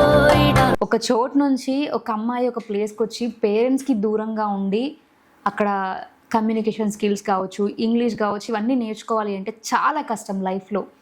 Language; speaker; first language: Telugu; native; Telugu